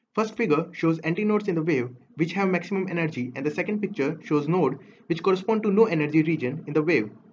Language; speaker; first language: English; non-native, local second language; Hindi